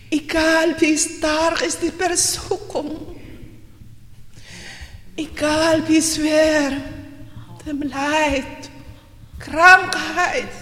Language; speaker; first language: German; non-native, learner; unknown